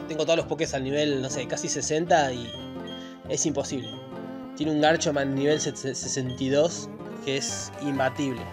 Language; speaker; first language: Spanish; native; Spanish